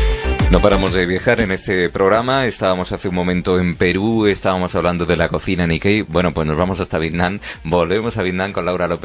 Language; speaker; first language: Spanish; native; Spanish